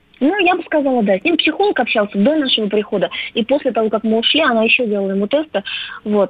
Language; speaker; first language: Russian; native; Russian